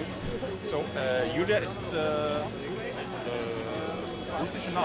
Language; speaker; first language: English; non-native, learner; Russian